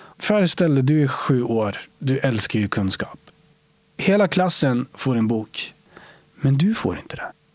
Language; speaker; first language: Swedish; early bilingual, other home language; Romany